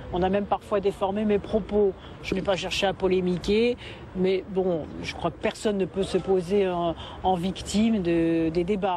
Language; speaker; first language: French; native; French